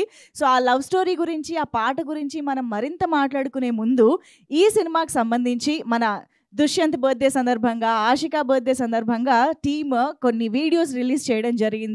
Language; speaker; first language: Telugu; native; Telugu